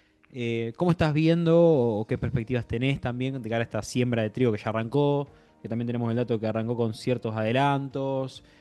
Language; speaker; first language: Spanish; native; Spanish